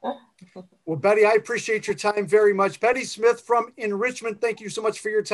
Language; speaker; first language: English; native; English